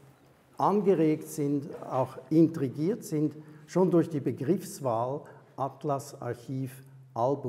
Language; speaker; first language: German; native; German